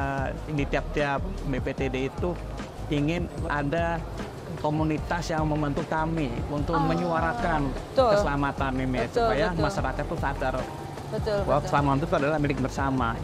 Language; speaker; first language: Indonesian; native; Indonesian